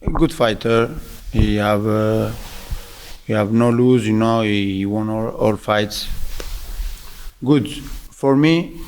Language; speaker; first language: English; non-native, learner; French